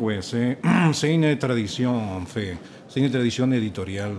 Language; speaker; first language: French; non-native, learner; Catalan